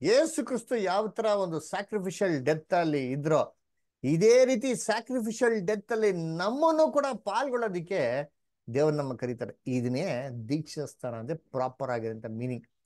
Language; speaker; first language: Kannada; native; Kannada